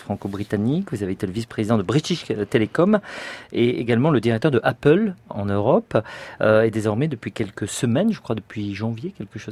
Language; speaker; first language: French; native; French